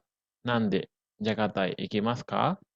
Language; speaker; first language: Japanese; non-native, fluent; Indonesian